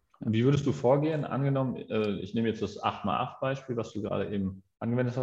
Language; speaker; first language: German; native; German